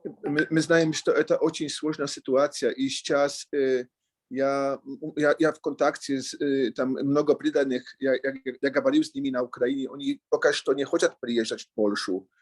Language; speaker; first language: Russian; non-native, learner; Polish